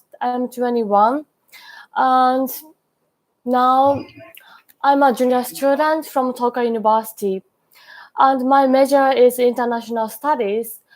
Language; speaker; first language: English; non-native, learner; Japanese